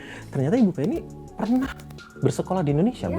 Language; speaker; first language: Indonesian; native; Indonesian